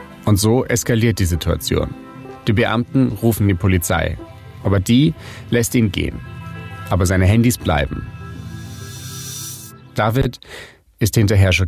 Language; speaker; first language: German; native; German